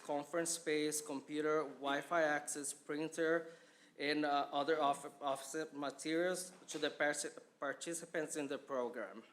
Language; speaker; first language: English; non-native, fluent; Portuguese